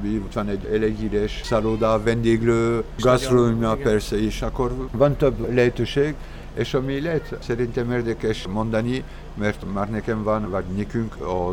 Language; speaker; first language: Hungarian; non-native, learner; French